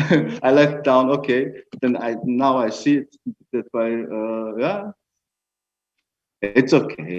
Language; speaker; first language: English; non-native, learner; German